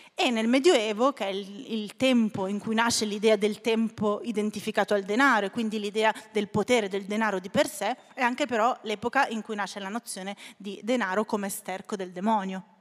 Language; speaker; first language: Italian; native; Italian